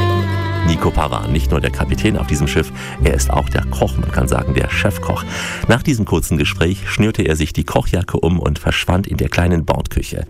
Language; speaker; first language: German; native; German